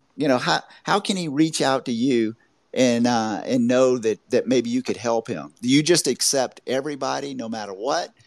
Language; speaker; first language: English; native; English